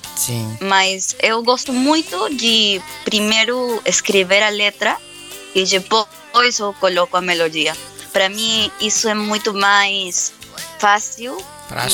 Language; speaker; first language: Portuguese; non-native, fluent; Spanish